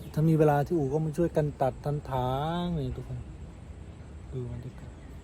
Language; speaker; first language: Thai; native; Thai